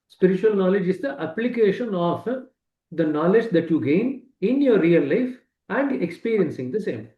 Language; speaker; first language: English; non-native, local second language; Kannada